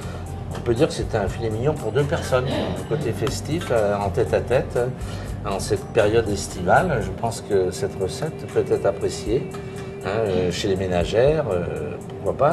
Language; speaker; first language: French; native; French